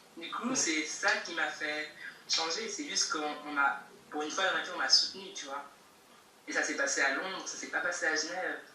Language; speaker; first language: French; native; French